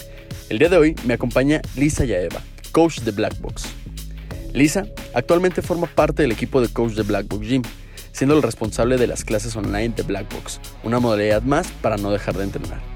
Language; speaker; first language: Spanish; native; Spanish